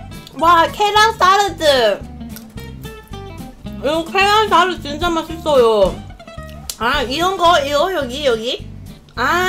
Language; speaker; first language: Korean; non-native, learner; Cantonese